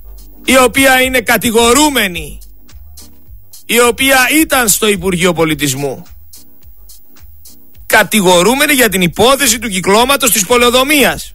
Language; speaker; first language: Greek; native; Greek